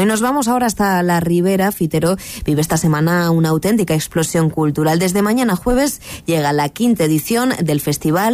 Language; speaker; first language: Spanish; native; Spanish